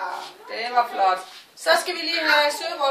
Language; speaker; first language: Danish; native; Danish